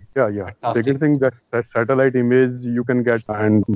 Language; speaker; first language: English; non-native, local second language; Hindi